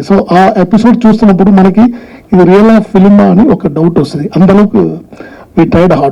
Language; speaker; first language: Telugu; non-native, learner; Tamil